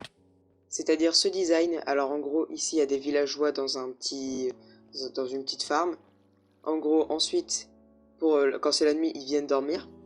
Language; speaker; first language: French; native; French